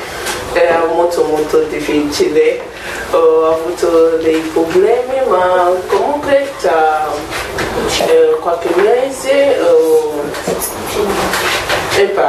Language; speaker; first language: Italian; non-native, learner; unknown